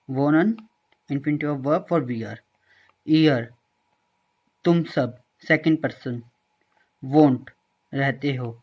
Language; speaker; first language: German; non-native, learner; Hindi